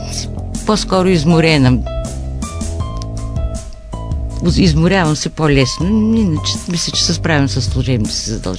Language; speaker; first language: Bulgarian; native; Bulgarian